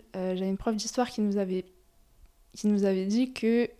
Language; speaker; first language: French; native; French